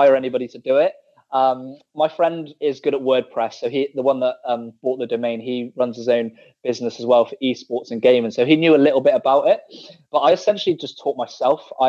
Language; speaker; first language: English; native; English